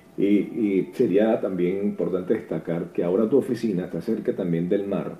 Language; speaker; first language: Spanish; native; Spanish